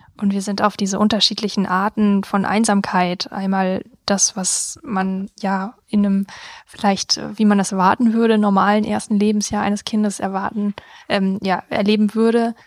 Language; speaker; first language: German; native; German